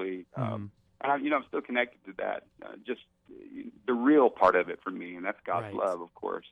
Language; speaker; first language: English; native; English